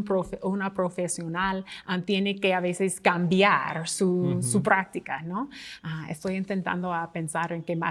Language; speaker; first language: Spanish; non-native, fluent; English